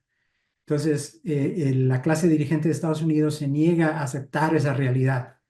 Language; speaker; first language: Spanish; native; Spanish